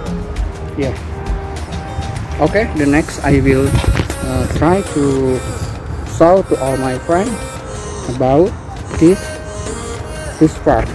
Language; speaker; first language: English; non-native, learner; Indonesian